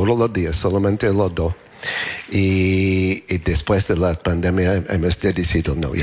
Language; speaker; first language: Spanish; non-native, fluent; English